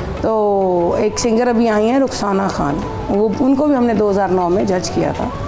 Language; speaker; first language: Urdu; non-native, local second language; Punjabi